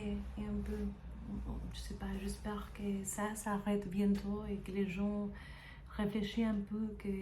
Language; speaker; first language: French; non-native, learner; Spanish